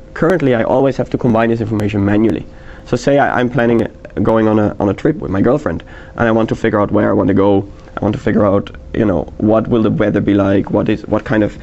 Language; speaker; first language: English; non-native, fluent; Dutch